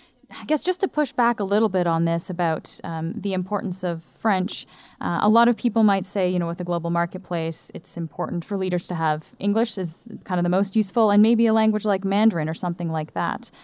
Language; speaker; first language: English; native; English